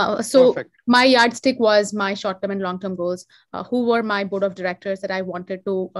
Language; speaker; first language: English; non-native, local second language; Telugu